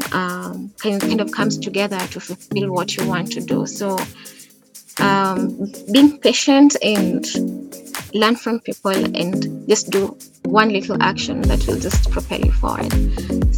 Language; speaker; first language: English; non-native, local second language; Gusii